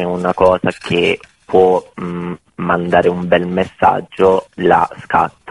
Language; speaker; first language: Italian; non-native, fluent; Bosnian